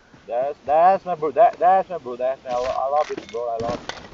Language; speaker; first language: English; non-native, learner; Nepali